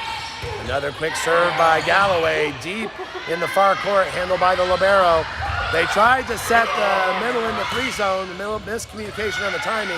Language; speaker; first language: English; native; English